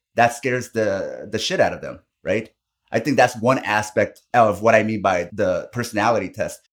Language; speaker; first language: English; non-native, fluent; Korean